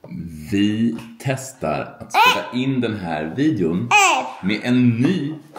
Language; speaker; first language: Swedish; native; Swedish